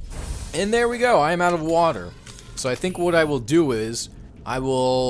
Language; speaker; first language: English; native; English